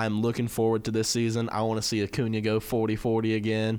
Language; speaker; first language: English; native; English